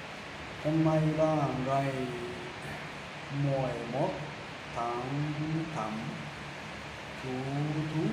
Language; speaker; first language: Vietnamese; non-native, learner; Japanese